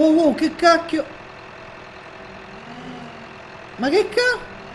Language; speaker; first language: Italian; native; Italian